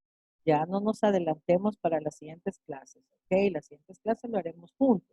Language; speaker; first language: Spanish; native; Spanish